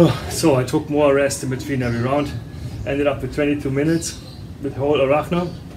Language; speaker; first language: English; non-native, fluent; German